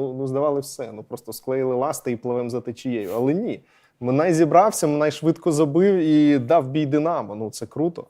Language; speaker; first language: Ukrainian; native; Ukrainian